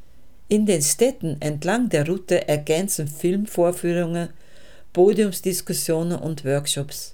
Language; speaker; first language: German; native; German